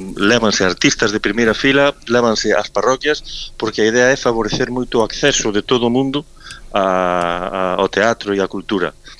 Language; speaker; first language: Galician; native; Galician